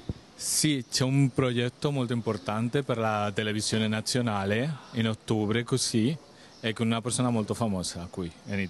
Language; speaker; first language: Italian; non-native, fluent; Spanish